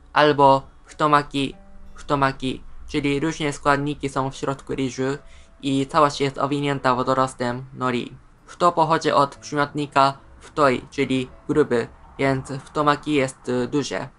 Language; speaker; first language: Polish; non-native, fluent; Japanese